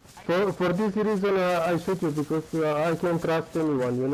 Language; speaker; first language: English; non-native, learner; Romanian